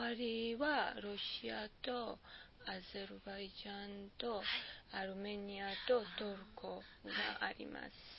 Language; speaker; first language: Japanese; non-native, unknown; Georgian